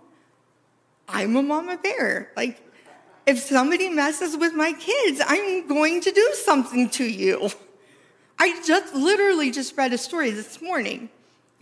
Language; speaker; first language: English; native; English